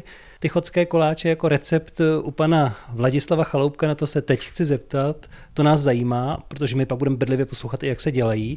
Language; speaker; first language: Czech; native; Czech